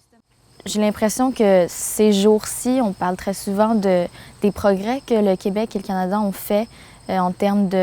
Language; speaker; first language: French; native; French